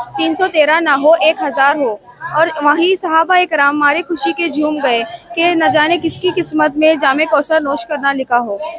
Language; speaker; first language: Urdu; native; Urdu